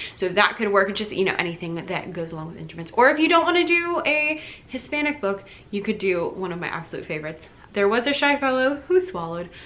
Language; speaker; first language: English; native; English